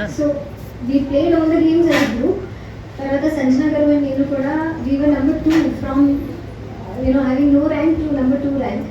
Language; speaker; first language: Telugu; non-native, learner; Hindi